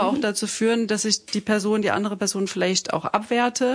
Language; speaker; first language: German; native; German